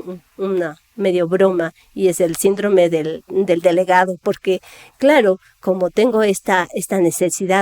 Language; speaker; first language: Spanish; native; Spanish